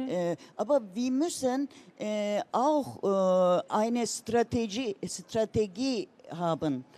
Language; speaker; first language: German; non-native, learner; Turkish